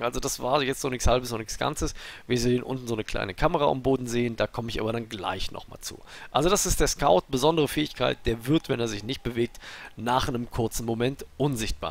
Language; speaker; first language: German; native; German